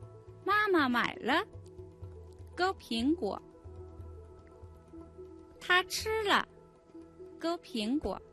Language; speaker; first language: Chinese; non-native, fluent; Mongolian